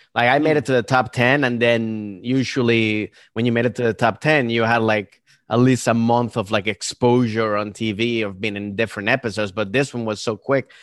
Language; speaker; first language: English; early bilingual, other home language; Spanish